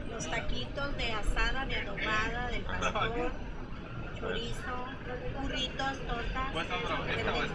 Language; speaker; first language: Spanish; native; Spanish